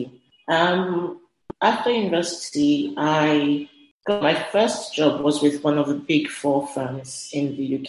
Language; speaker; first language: English; non-native, local second language; Yoruba